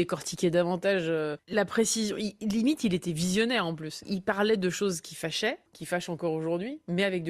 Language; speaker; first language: French; native; French